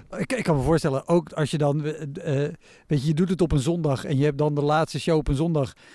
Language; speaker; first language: Dutch; native; Dutch